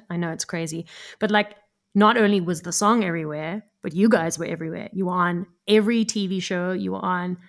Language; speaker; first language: English; native; English